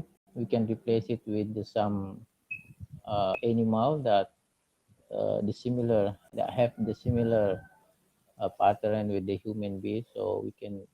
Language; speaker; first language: English; non-native, learner; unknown